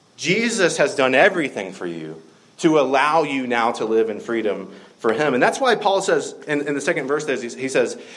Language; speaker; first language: English; native; English